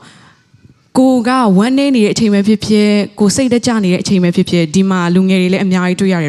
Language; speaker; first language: Burmese; non-native, local second language; Tedim Chin